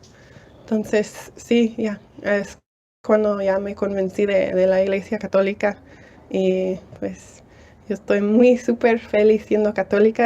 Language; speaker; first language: Spanish; non-native, fluent; English